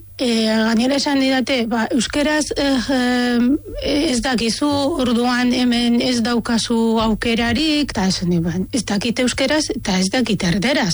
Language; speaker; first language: Basque; non-native, fluent; Arabic